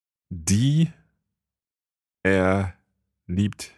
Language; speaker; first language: German; non-native, fluent; English